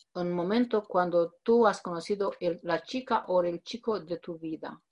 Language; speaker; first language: Spanish; non-native, fluent; Romanian